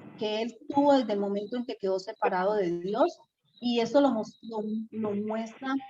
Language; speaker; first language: Spanish; native; Spanish